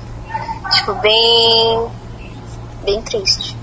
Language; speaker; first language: Portuguese; non-native, fluent; Russian